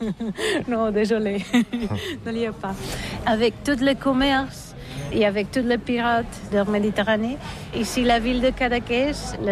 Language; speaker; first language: French; non-native, learner; Catalan